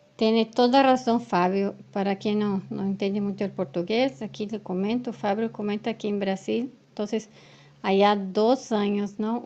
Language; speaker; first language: Spanish; non-native, fluent; Portuguese